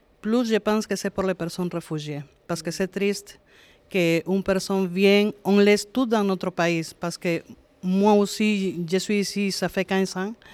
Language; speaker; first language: French; non-native, fluent; Spanish